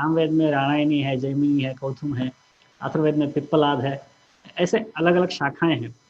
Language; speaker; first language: Hindi; non-native, local second language; Kannada